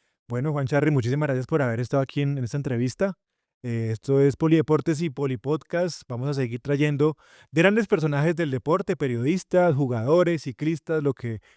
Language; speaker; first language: Spanish; native; Spanish